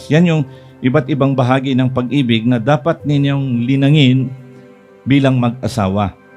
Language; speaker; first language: Filipino; native; Filipino